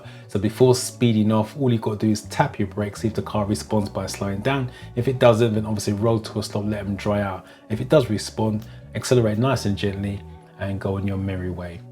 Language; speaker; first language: English; native; English